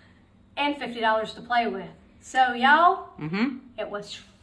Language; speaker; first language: English; native; English